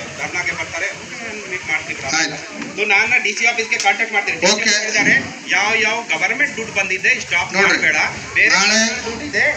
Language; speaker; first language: Kannada; non-native, learner; Hindi